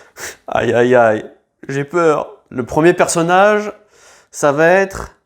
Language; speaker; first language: French; native; French